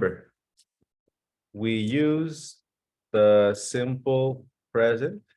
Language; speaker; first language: English; early bilingual, other home language; Spanish